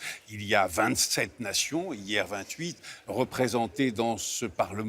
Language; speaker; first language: French; native; French